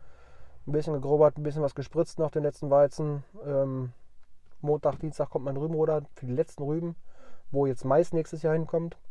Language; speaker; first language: German; native; German